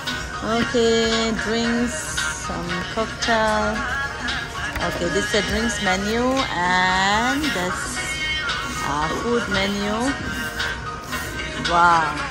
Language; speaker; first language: English; non-native, local second language; Tibetan